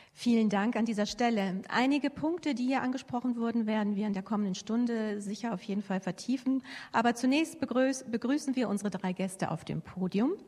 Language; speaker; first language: German; native; German